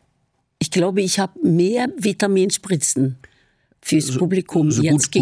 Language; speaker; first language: German; non-native, fluent; Norwegian